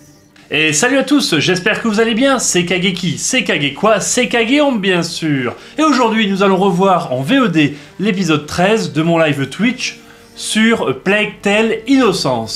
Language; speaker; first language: French; native; French